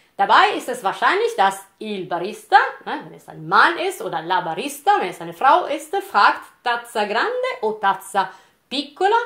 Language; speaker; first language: German; non-native, fluent; Italian